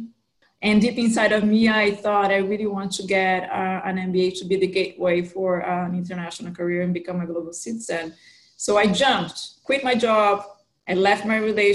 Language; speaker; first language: English; non-native, fluent; Portuguese